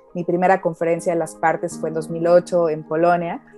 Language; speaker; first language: Spanish; native; Spanish